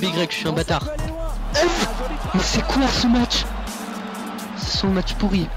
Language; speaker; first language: French; native; French